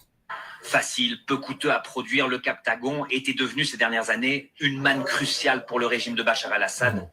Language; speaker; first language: French; native; French